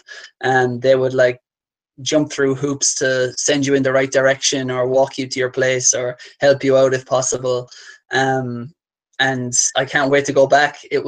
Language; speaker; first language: English; native; English